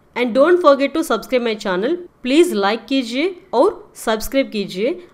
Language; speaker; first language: Hindi; non-native, local second language; Telugu